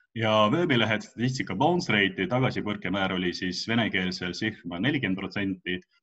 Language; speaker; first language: Estonian; non-native, local second language; Russian